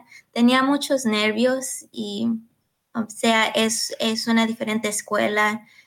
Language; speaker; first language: Spanish; early bilingual, heritage; Spanish